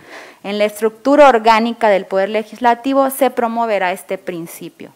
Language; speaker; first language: Spanish; native; Spanish